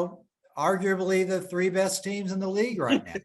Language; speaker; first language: English; native; English